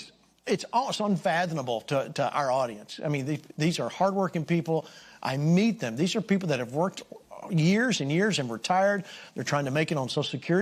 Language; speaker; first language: English; native; English